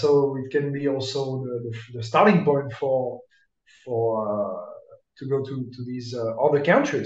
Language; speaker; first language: English; non-native, fluent; French